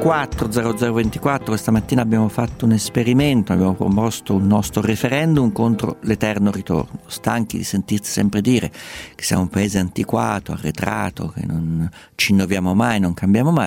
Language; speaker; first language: Italian; native; Italian